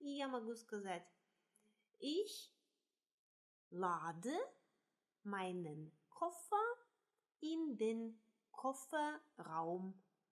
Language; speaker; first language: German; non-native, fluent; Russian